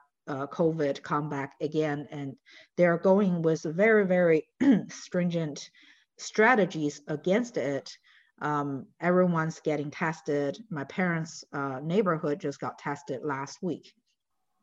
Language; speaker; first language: English; non-native, fluent; Chinese